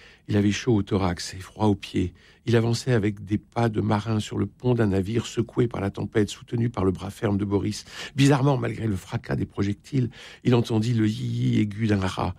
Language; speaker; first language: French; native; French